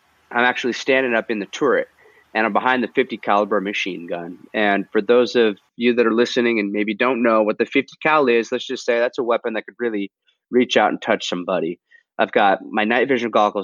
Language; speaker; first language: English; native; English